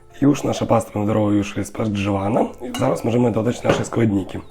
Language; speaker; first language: Polish; non-native, learner; Russian